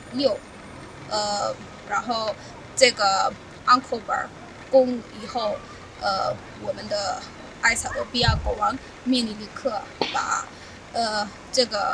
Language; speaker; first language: Chinese; non-native, learner; Amharic